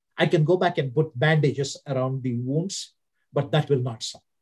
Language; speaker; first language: English; non-native, local second language; Telugu